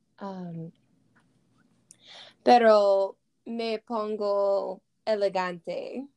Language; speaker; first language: Spanish; non-native, learner; English